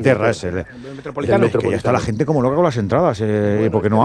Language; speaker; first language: Spanish; native; Spanish